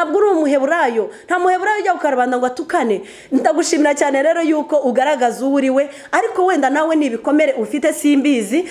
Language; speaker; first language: Kinyarwanda; early bilingual, heritage; Kinyarwanda